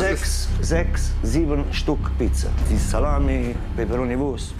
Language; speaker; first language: German; non-native, learner; Italian